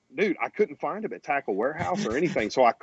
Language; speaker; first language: English; native; English